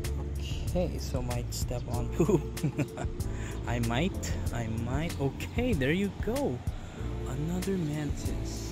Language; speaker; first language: English; non-native, local second language; Filipino